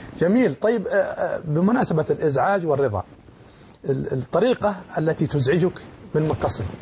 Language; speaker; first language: Arabic; native; Arabic